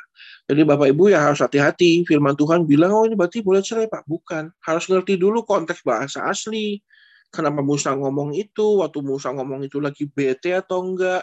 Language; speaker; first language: Indonesian; native; Indonesian